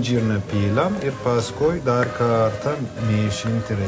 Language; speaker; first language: Lithuanian; non-native, learner; Turkish